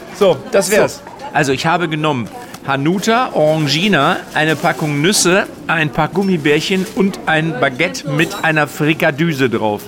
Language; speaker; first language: German; native; German